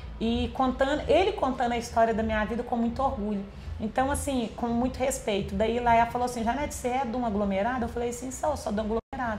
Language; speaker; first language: Portuguese; native; Portuguese